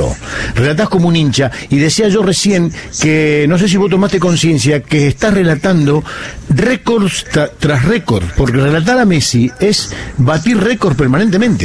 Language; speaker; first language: Spanish; native; Spanish